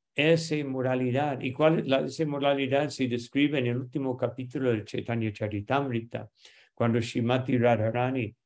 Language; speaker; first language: Spanish; non-native, fluent; English